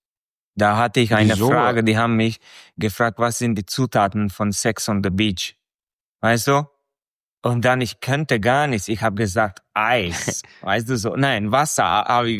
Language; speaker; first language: German; non-native, fluent; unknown